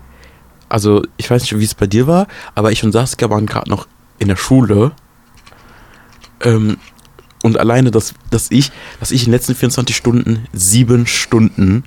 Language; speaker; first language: German; native; German